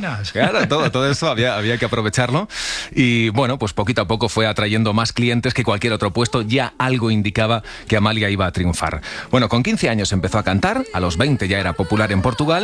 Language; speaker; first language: Spanish; native; Spanish